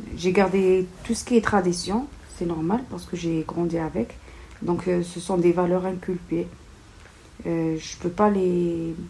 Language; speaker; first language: French; non-native, local second language; Kabyle